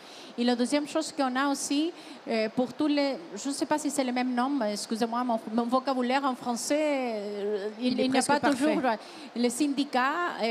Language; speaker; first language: French; non-native, fluent; Spanish